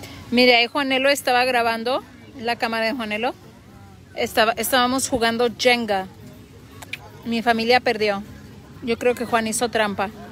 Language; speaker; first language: Spanish; early bilingual, heritage; Spanish